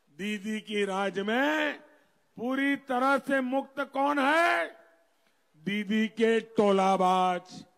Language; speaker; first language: Hindi; non-native, local second language; Gujarati